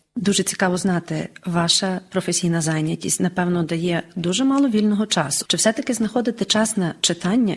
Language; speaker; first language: Ukrainian; native; Ukrainian